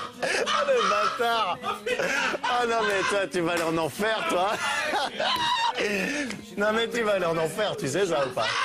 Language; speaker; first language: French; native; French